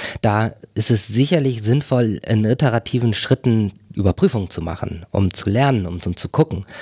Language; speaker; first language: German; native; German